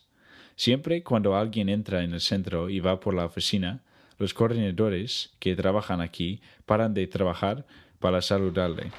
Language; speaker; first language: Spanish; non-native, learner; English